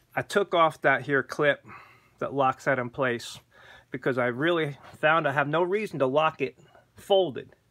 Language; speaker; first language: English; native; English